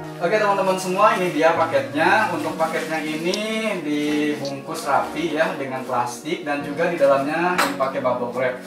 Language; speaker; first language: Indonesian; native; Indonesian